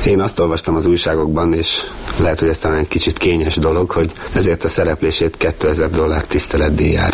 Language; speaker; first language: Hungarian; native; Hungarian